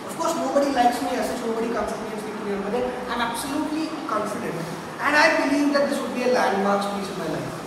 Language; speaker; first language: English; non-native, local second language; Malayalam